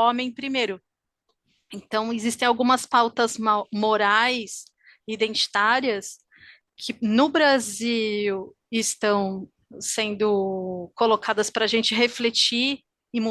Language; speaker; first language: Portuguese; native; Portuguese